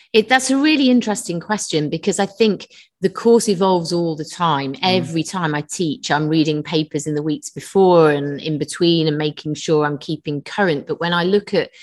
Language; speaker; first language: English; native; English